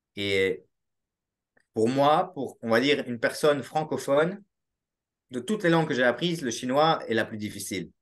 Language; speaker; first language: French; native; French